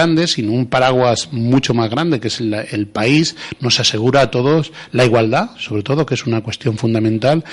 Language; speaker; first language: Spanish; native; Spanish